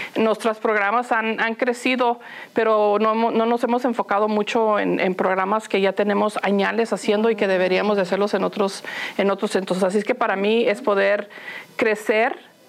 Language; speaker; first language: Spanish; early bilingual, heritage; Spanish